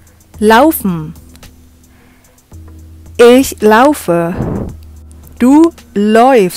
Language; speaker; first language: German; non-native, fluent; Indonesian